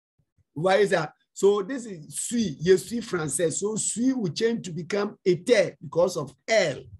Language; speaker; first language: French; non-native, fluent; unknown